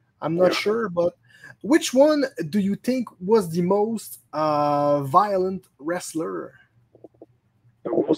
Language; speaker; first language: English; non-native, local second language; French